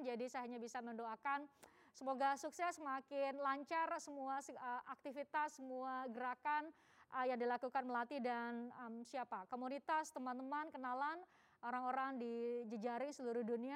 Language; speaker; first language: Indonesian; native; Indonesian